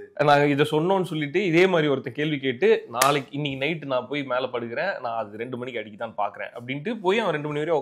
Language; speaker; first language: Tamil; native; Tamil